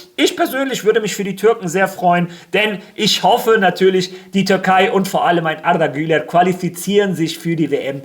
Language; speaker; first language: German; early bilingual, other home language; Spanish